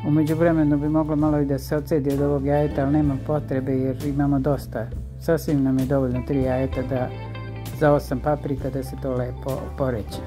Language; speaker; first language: Serbian; native; Serbian